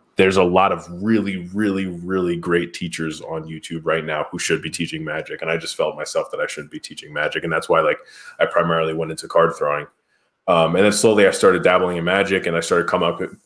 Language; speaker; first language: English; native; English